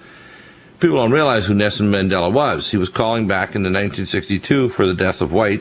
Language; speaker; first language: English; native; English